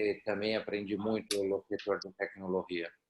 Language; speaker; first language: Portuguese; non-native, learner; Spanish